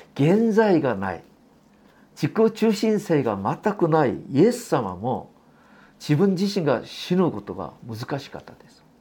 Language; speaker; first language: Japanese; non-native, fluent; Korean